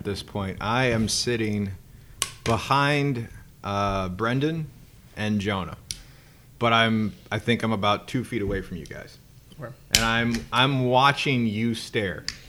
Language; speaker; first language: English; native; English